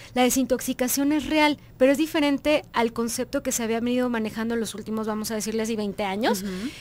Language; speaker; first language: Spanish; native; Spanish